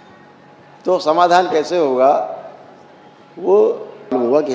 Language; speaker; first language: Hindi; native; Hindi